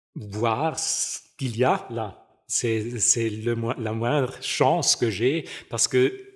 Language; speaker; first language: French; non-native, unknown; German